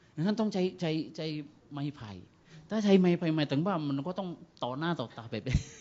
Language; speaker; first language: Thai; non-native, fluent; Indonesian